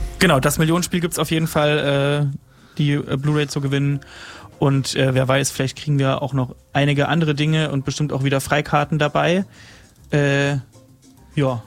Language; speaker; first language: German; native; German